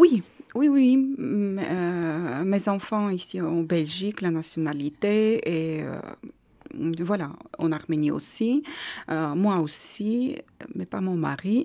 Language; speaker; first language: French; non-native, learner; Armenian